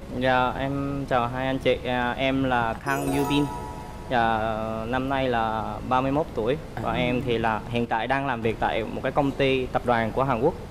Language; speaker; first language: Vietnamese; early bilingual, other home language; Korean